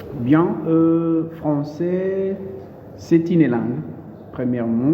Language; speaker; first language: French; non-native, learner; Portuguese